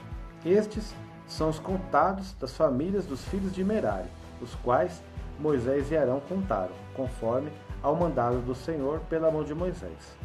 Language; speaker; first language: Portuguese; native; Portuguese